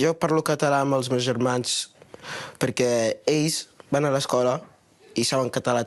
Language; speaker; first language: Catalan; non-native, local second language; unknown